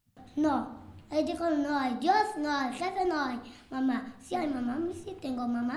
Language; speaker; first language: Spanish; non-native, learner; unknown